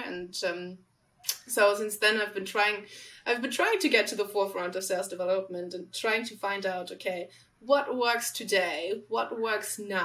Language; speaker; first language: English; non-native, fluent; German